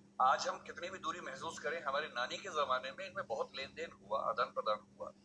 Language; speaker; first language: Hindi; native; Hindi